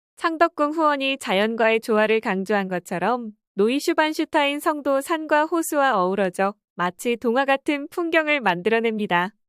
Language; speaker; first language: Korean; native; Korean